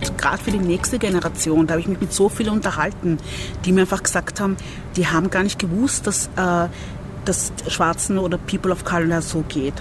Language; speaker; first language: German; early bilingual, other home language; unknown